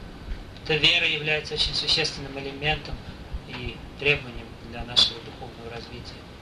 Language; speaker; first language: Russian; native; Russian